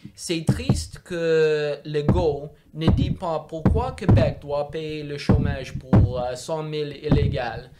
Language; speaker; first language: French; non-native, local second language; English